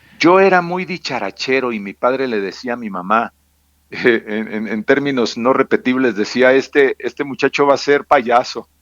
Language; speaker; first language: Spanish; native; Spanish